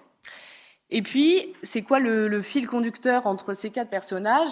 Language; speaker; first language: French; native; French